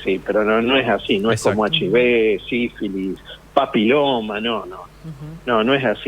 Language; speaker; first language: Spanish; native; Spanish